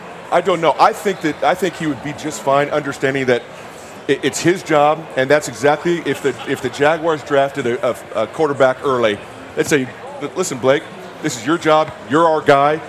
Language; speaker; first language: English; native; English